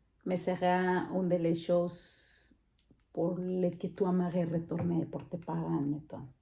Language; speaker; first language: French; non-native, fluent; Spanish